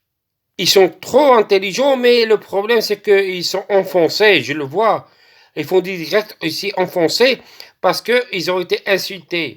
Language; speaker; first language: French; non-native, local second language; Arabic